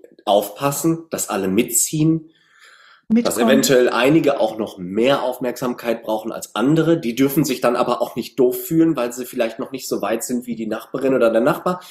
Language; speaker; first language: German; native; German